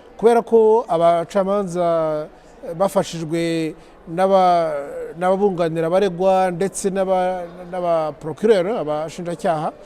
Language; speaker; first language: Kinyarwanda; native; Kinyarwanda